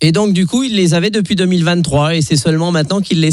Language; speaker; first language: French; native; French